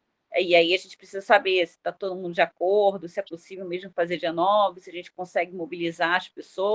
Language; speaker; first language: Portuguese; native; Portuguese